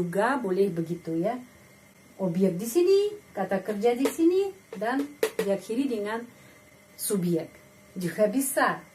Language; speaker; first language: Indonesian; non-native, fluent; Russian